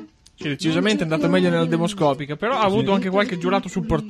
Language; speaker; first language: Italian; native; Italian